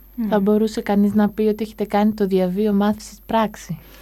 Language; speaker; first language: Greek; native; Greek